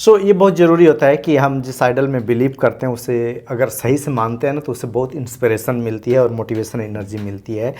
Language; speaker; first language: Hindi; native; Hindi